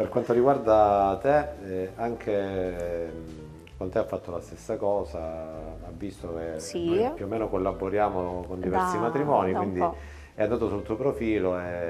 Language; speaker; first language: Italian; native; Italian